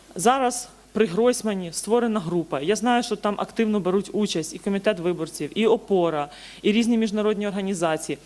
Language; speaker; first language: Ukrainian; native; Ukrainian